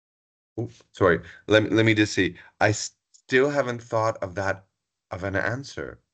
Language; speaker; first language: English; non-native, fluent; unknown